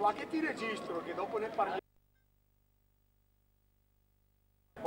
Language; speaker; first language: Italian; native; Italian